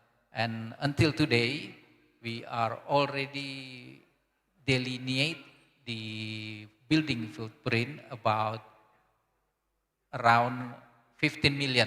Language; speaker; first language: English; non-native, learner; Indonesian